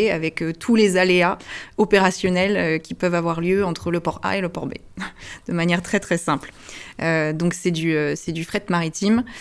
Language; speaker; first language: French; early bilingual, heritage; French